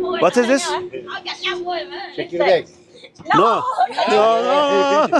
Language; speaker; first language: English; non-native, learner; Turkish